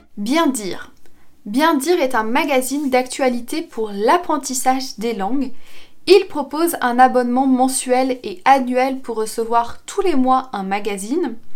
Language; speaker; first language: French; native; French